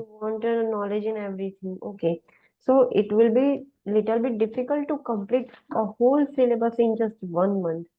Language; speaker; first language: English; non-native, local second language; Gujarati